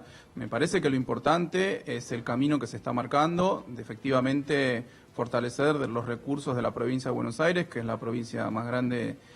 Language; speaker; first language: Spanish; native; Spanish